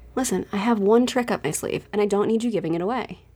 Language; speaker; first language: English; native; English